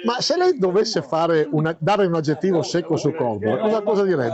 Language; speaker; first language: Italian; native; Italian